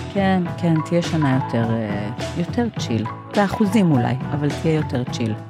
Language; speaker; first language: Hebrew; non-native, fluent; English